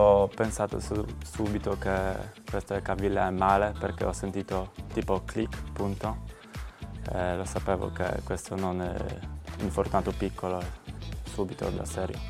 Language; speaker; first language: Italian; non-native, learner; Polish